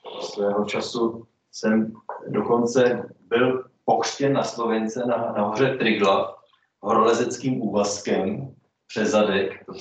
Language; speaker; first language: Czech; native; Czech